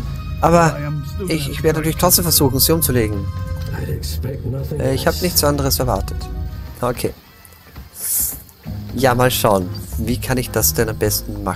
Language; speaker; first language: German; native; German